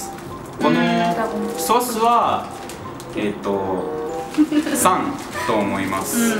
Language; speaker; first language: Japanese; non-native, learner; Spanish